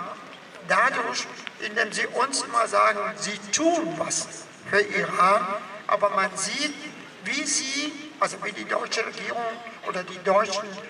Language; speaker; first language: German; non-native, fluent; Persian